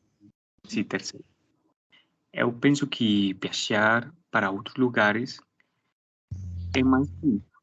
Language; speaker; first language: Portuguese; non-native, learner; Spanish